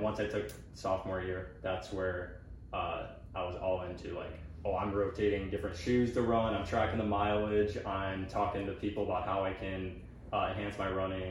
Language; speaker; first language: English; native; English